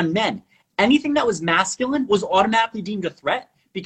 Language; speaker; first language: English; non-native, fluent; Spanish